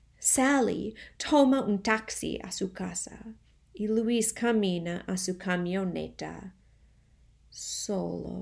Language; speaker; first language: Spanish; non-native, fluent; English